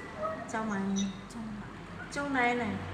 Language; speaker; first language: Chinese; non-native, learner; Indonesian